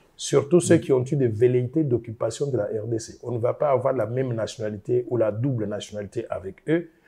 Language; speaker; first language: French; non-native, local second language; Luba-Lulua